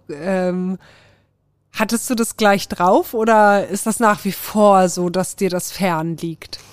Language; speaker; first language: German; native; German